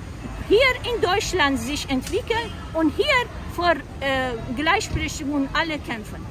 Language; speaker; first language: German; non-native, fluent; Persian